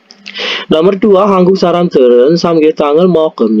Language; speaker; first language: Korean; non-native, fluent; Indonesian